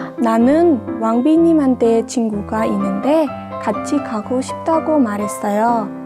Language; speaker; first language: Korean; non-native, learner; Khmer